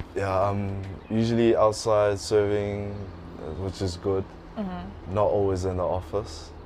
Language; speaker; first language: English; early bilingual, other home language; Tongan